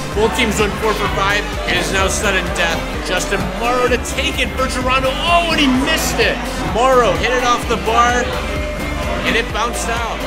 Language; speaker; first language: English; native; English